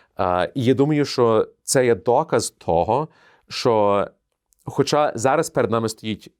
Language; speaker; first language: Ukrainian; early bilingual, heritage; Ukrainian